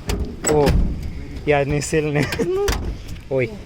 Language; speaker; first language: Russian; non-native, learner; Hindi